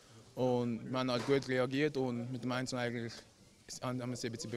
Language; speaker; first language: German; native; German